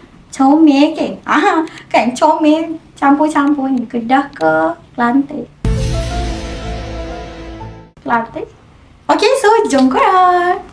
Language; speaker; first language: Malay; native; Malay